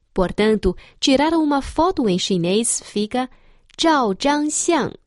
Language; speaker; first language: Portuguese; non-native, fluent; Chinese